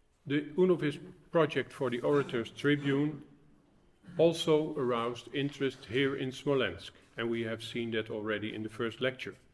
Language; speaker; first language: English; non-native, fluent; Dutch